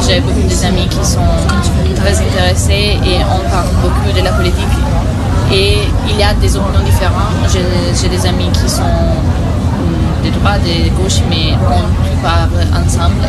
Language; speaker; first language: French; non-native, fluent; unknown